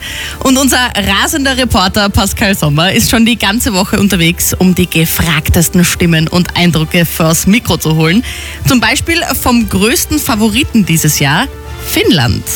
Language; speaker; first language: German; native; German